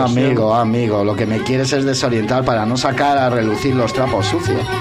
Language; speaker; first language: Spanish; native; Spanish